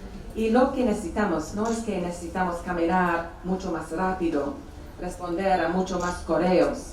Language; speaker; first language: Spanish; non-native, fluent; English